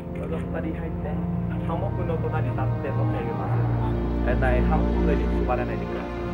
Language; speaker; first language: Japanese; non-native, learner; Vietnamese